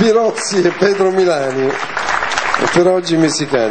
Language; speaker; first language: Italian; native; Italian